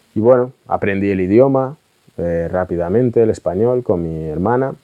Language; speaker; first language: Spanish; early bilingual, other home language; Russian